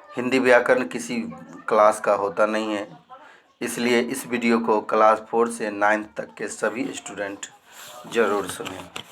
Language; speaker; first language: Hindi; native; Hindi